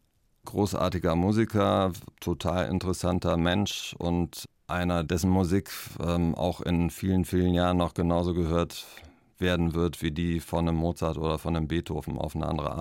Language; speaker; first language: German; native; German